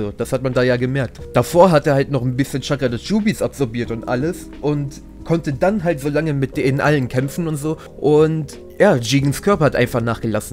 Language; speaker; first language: German; native; German